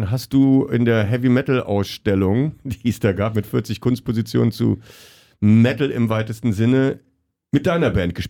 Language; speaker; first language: German; native; German